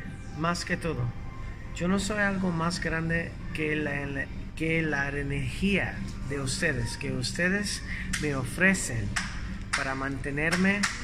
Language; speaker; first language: Spanish; early bilingual, heritage; English